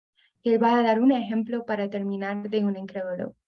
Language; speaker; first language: Spanish; non-native, fluent; English